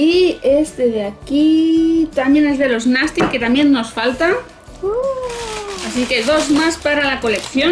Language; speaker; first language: Spanish; native; Spanish